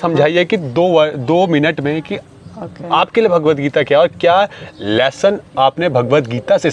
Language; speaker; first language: Hindi; native; Hindi